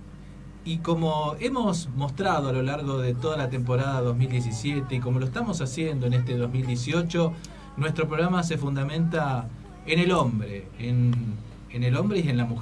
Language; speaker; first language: Spanish; native; Spanish